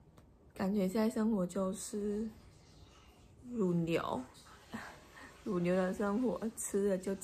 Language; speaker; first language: Chinese; non-native, fluent; Vietnamese